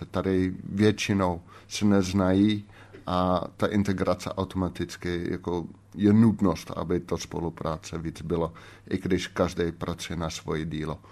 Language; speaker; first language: Czech; non-native, fluent; Dutch